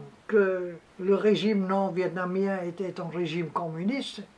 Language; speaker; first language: French; non-native, local second language; Vietnamese